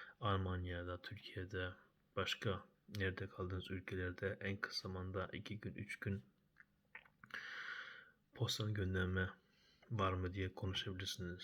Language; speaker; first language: Turkish; early bilingual, heritage; Turkish